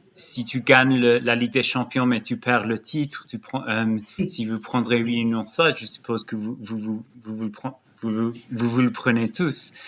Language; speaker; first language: French; early bilingual, heritage; English